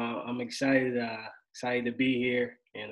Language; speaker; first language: English; native; English